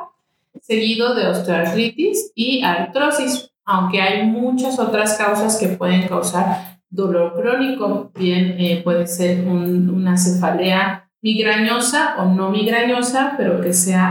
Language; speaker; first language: Spanish; native; Spanish